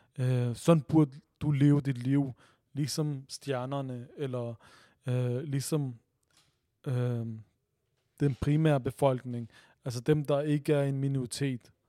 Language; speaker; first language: Danish; early bilingual, other home language; Urdu